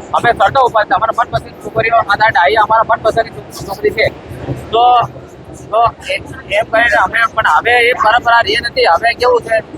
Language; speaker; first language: Gujarati; non-native, local second language; Bhili